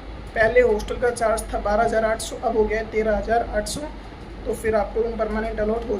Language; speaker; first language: Hindi; native; Hindi